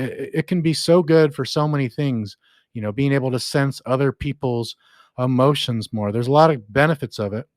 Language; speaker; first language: English; native; English